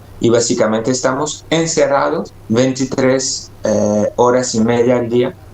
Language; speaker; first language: Spanish; early bilingual, other home language; French